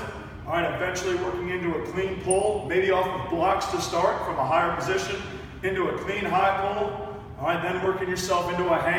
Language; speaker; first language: English; native; English